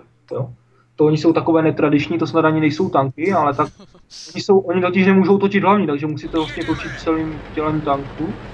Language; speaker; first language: Czech; native; Czech